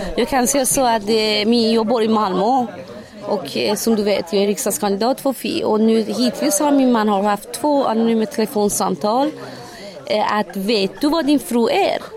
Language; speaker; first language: Swedish; non-native, fluent; Persian